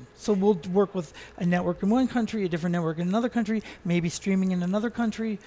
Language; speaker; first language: English; native; English